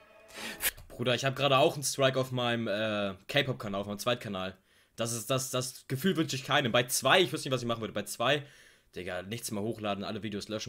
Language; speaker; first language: German; native; German